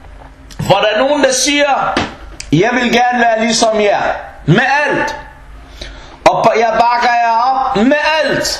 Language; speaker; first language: Danish; early bilingual, other home language; Arabic